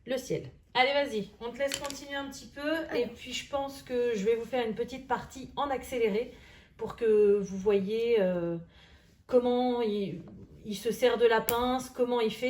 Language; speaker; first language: French; native; French